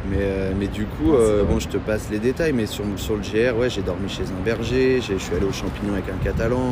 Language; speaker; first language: French; native; French